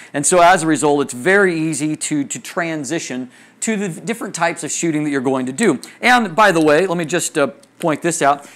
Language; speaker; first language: English; native; English